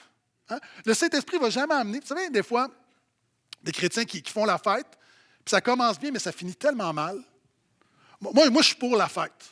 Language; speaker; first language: French; native; French